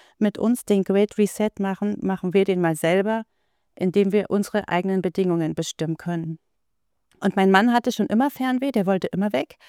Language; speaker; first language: German; native; German